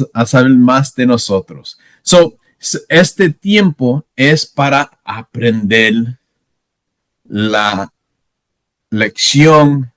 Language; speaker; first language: Spanish; non-native, learner; English